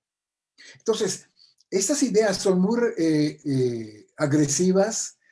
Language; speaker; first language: Spanish; non-native, fluent; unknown